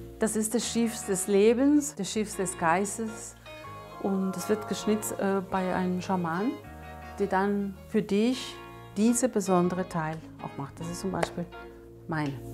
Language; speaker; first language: German; non-native, fluent; Spanish